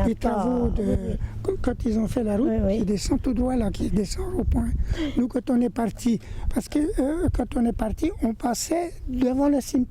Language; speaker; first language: French; native; French